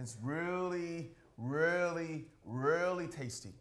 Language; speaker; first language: English; non-native, fluent; Korean